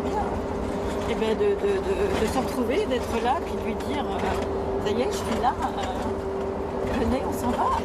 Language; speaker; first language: French; native; French